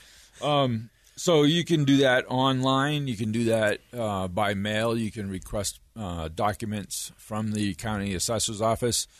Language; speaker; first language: English; native; English